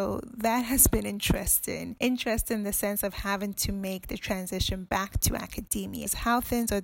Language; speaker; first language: English; non-native, local second language; Akan